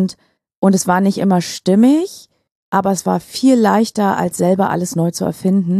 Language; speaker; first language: German; native; German